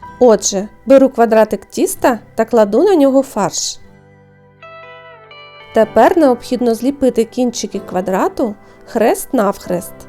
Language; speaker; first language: Ukrainian; native; Ukrainian